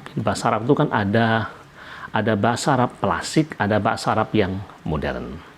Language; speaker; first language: Indonesian; native; Indonesian